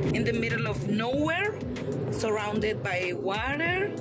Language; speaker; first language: English; non-native, fluent; Spanish